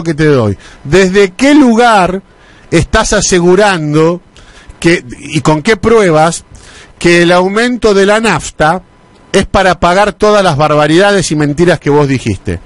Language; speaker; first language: Spanish; native; Spanish